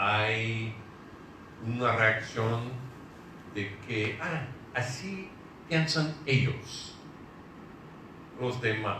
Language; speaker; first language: Spanish; non-native, fluent; English